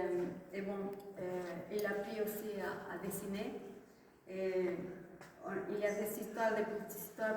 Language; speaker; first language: French; non-native, fluent; Spanish